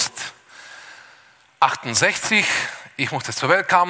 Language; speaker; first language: German; non-native, fluent; Bulgarian